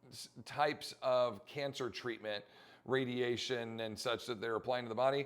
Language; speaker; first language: English; native; English